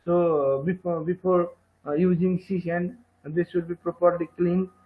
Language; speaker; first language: English; non-native, local second language; Nepali